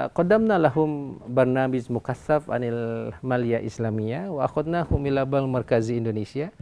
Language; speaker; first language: Arabic; non-native, fluent; Indonesian